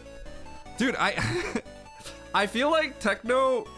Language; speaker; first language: English; native; English